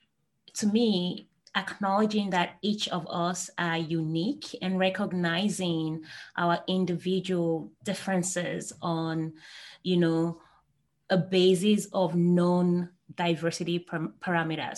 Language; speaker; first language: English; non-native, local second language; Igbo